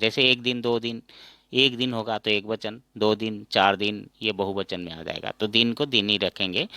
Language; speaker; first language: Hindi; non-native, local second language; Assamese